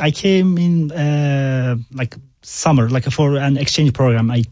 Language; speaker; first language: English; non-native, fluent; Turkish